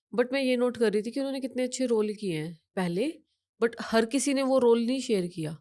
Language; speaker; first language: Hindi; non-native, local second language; Punjabi